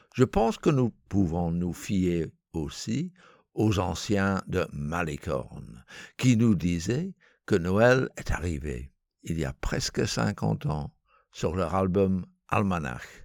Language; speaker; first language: French; non-native, fluent; English